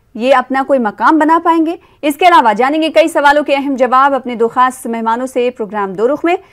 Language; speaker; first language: Hindi; native; Hindi